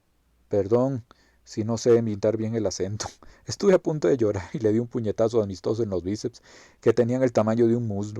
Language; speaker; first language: Spanish; native; Spanish